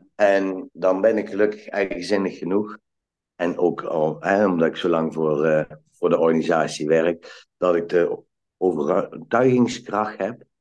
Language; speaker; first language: Dutch; native; Dutch